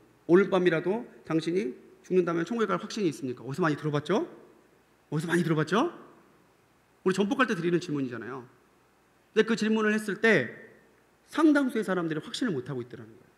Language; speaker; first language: Korean; native; Korean